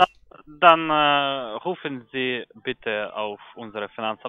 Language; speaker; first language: German; non-native, learner; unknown